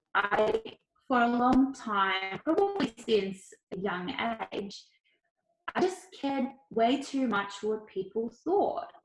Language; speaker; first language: English; early bilingual, other home language; Ukrainian